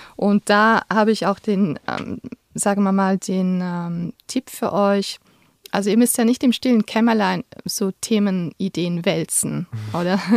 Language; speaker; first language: German; non-native, local second language; Luxembourgish